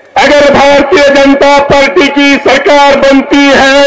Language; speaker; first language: Hindi; non-native, local second language; Marathi